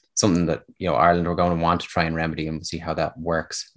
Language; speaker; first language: English; native; English